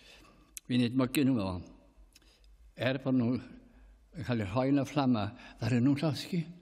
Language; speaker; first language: Welsh; native; Welsh